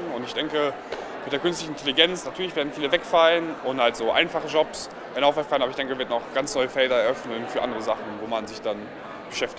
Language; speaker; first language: German; native; German